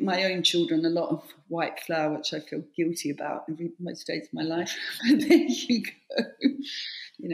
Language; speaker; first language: English; native; English